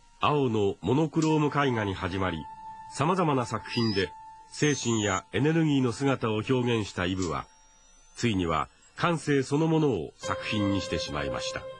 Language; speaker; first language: Japanese; native; Japanese